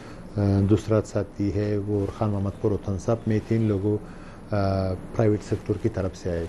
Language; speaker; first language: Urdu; non-native, learner; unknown